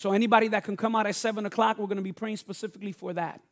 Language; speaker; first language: English; native; English